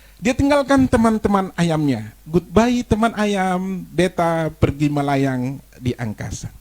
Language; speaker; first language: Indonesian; non-native, local second language; Batak Toba